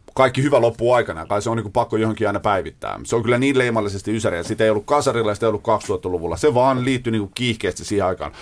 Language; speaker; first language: Finnish; native; Finnish